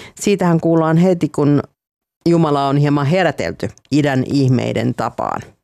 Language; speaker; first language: Finnish; native; Finnish